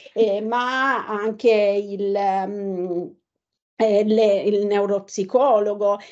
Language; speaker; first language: Italian; native; Italian